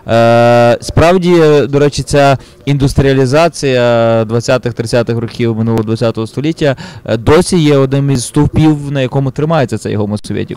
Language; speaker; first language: Ukrainian; native; Ukrainian